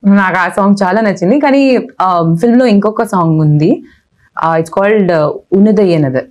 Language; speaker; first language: Telugu; non-native, learner; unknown